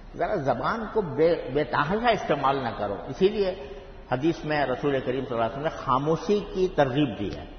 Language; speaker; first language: Urdu; native; Urdu